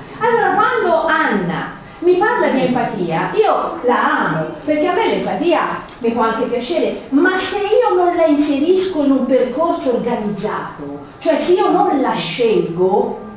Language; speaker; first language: Italian; native; Italian